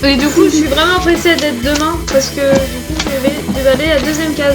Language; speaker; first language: French; native; French